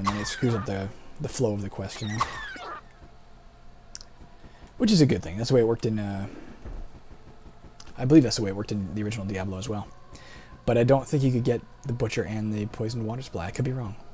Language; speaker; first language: English; native; English